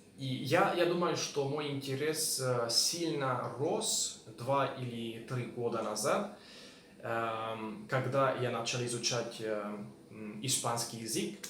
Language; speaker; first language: Russian; non-native, learner; Hungarian